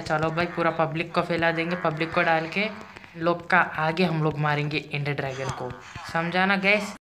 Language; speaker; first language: Hindi; native; Hindi